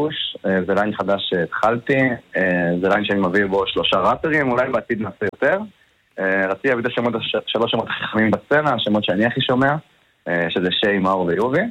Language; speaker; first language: Hebrew; native; Hebrew